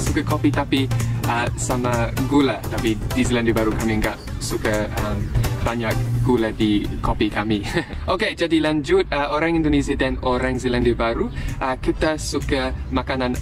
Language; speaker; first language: Indonesian; non-native, learner; English